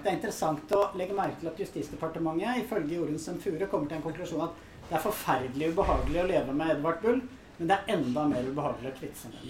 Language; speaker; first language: Norwegian; native; Norwegian